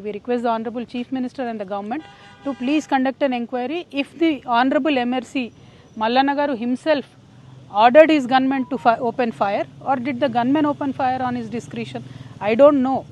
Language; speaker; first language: English; non-native, local second language; Telugu